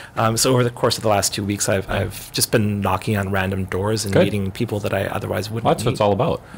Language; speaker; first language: English; native; English